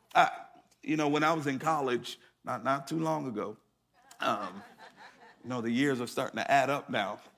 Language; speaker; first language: English; native; English